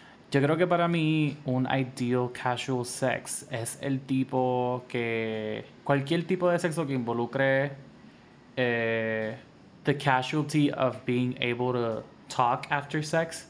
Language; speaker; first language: Spanish; native; Spanish